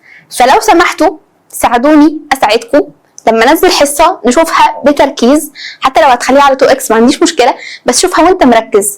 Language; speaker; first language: Arabic; native; Arabic